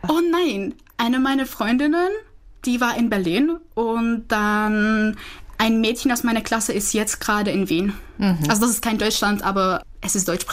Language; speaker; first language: German; non-native, fluent; Czech